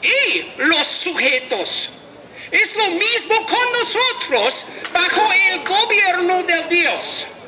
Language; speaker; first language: Spanish; non-native, learner; English